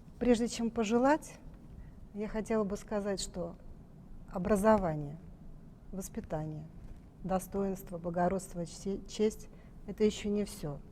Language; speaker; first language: Russian; native; Russian